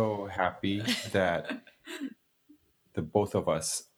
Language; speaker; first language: English; non-native, fluent; Indonesian